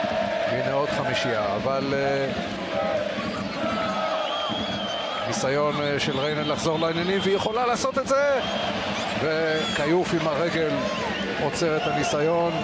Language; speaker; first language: Hebrew; native; Hebrew